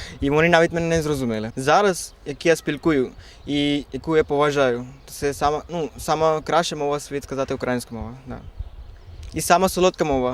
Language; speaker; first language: Ukrainian; non-native, learner; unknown